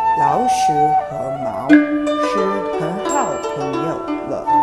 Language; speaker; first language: Chinese; non-native, learner; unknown